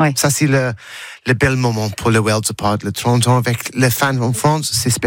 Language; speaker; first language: French; non-native, learner; English